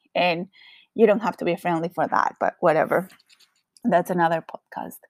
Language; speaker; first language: English; non-native, fluent; Spanish